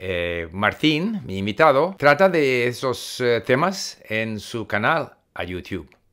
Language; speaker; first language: Spanish; non-native, fluent; English